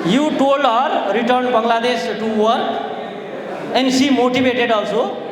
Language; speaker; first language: English; non-native, local second language; Nepali